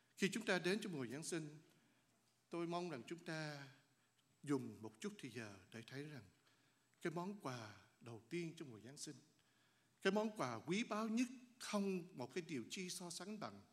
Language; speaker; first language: Vietnamese; native; Vietnamese